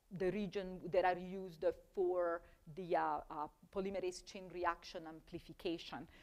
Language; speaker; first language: English; non-native, fluent; Italian